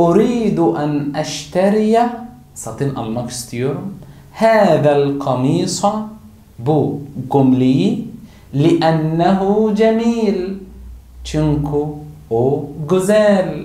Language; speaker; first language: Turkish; non-native, learner; Arabic